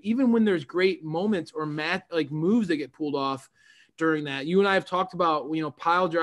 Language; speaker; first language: English; native; English